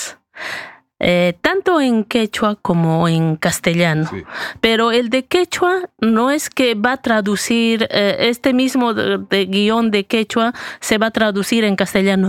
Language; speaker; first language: Spanish; native; Spanish